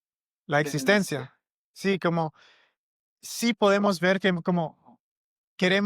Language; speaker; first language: Spanish; non-native, learner; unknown